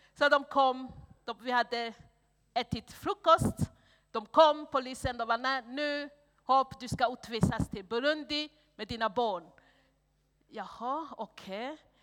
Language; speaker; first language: Swedish; non-native, fluent; Rundi